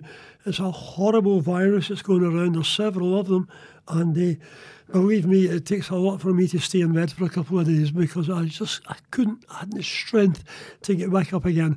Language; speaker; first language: English; native; English